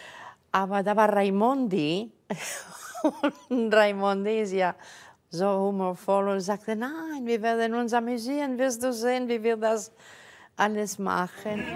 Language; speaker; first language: German; non-native, fluent; Catalan